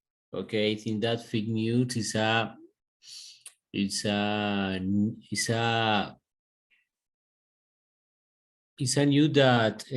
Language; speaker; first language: English; non-native, learner; Spanish